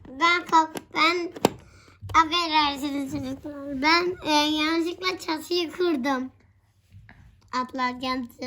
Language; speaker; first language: Turkish; native; Turkish